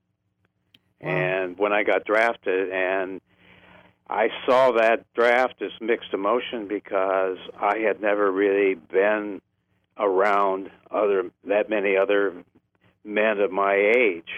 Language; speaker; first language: English; native; English